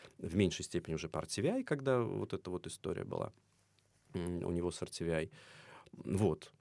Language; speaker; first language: Russian; native; Russian